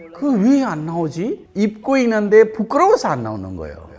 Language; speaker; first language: Korean; non-native, fluent; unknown